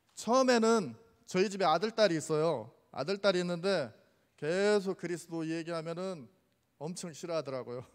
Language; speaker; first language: Korean; native; Korean